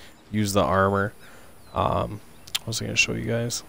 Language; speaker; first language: English; native; English